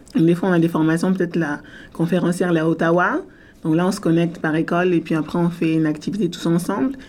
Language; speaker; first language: French; native; French